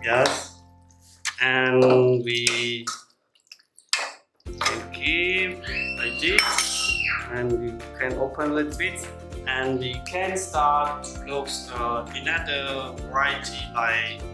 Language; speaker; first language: English; non-native, learner; Khmer